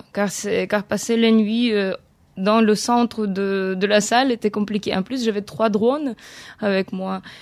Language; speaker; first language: French; non-native, fluent; Ukrainian